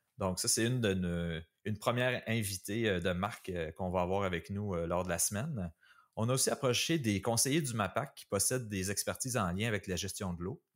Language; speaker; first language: French; native; French